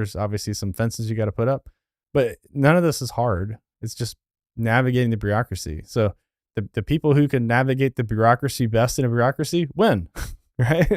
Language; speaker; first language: English; native; English